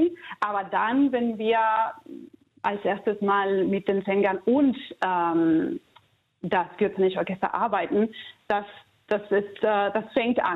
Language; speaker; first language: German; non-native, fluent; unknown